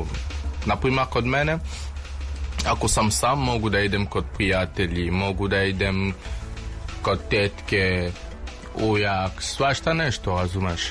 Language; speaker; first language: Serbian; non-native, fluent; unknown